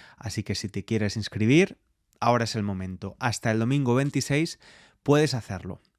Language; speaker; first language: Spanish; native; Spanish